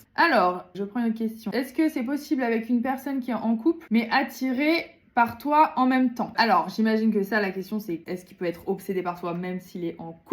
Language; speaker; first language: French; native; French